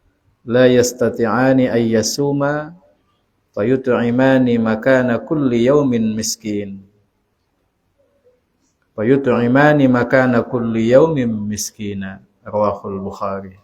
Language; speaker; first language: Arabic; non-native, fluent; Indonesian